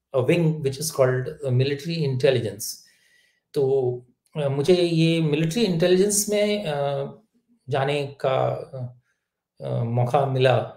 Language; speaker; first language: Hindi; native; Hindi